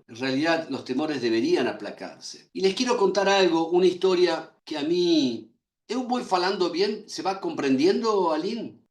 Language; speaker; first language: Spanish; native; Spanish